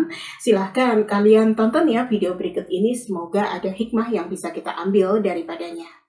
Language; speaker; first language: Indonesian; native; Indonesian